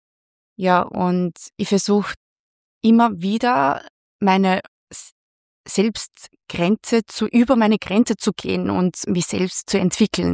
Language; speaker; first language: German; non-native, fluent; Chinese